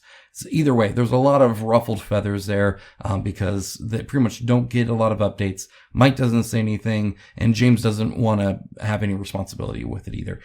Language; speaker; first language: English; native; English